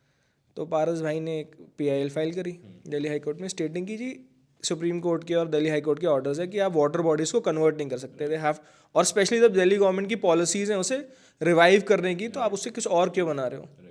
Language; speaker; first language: Hindi; native; Hindi